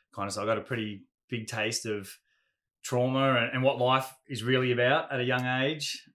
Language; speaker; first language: English; native; English